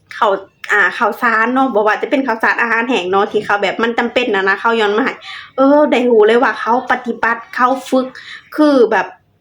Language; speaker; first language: Thai; native; Thai